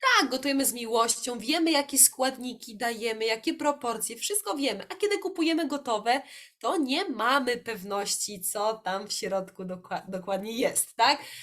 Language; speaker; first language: Polish; native; Polish